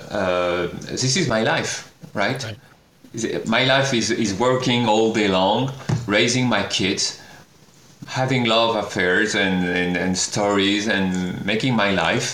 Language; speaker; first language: English; non-native, fluent; French